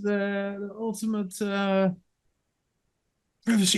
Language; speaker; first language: English; non-native, fluent; Dutch